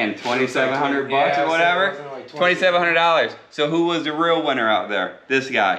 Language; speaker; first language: English; native; English